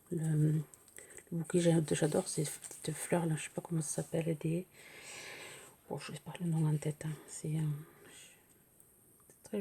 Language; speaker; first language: French; native; French